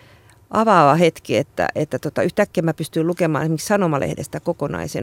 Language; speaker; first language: Finnish; native; Finnish